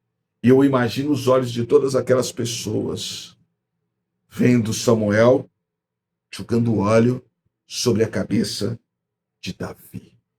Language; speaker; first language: Portuguese; native; Portuguese